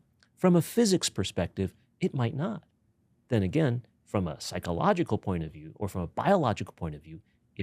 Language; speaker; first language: English; native; English